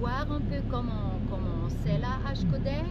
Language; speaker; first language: French; non-native, local second language; German